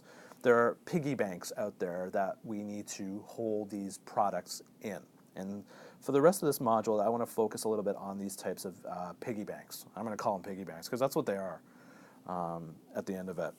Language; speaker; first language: English; native; English